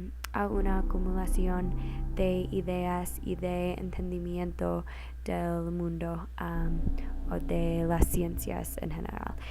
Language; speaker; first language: Spanish; non-native, learner; English